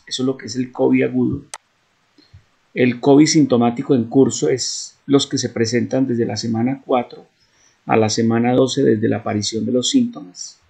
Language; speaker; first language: Spanish; native; Spanish